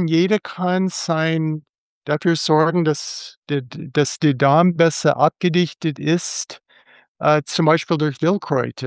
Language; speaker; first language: German; non-native, fluent; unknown